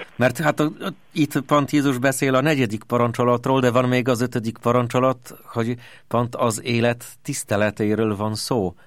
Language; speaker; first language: Hungarian; non-native, fluent; Polish